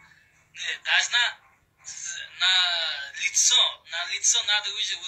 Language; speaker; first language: Russian; non-native, learner; Uzbek